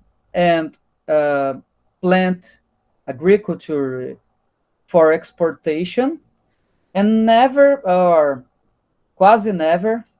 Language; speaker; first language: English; non-native, learner; Portuguese